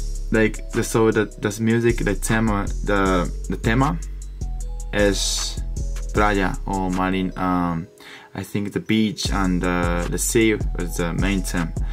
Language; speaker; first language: English; non-native, fluent; Japanese